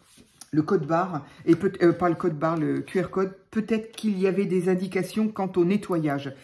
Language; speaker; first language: French; native; French